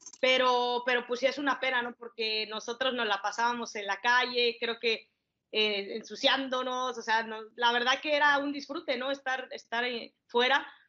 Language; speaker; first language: Spanish; native; Spanish